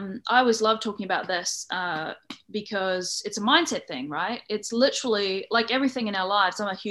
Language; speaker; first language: English; native; English